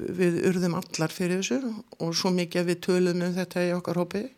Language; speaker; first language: Icelandic; native; Icelandic